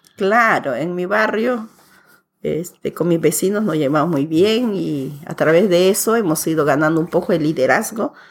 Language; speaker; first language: Spanish; native; Spanish